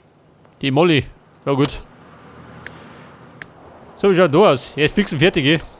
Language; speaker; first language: German; native; German